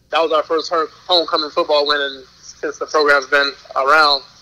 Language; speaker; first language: English; native; English